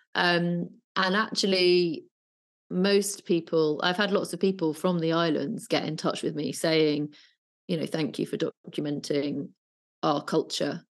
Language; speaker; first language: English; native; English